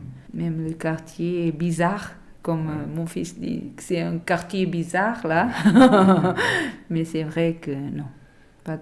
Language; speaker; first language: French; non-native, learner; Portuguese